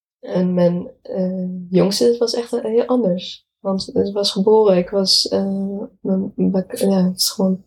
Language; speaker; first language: Dutch; non-native, fluent; Arabic